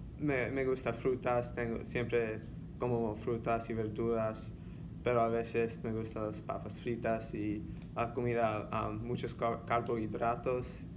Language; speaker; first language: Spanish; non-native, learner; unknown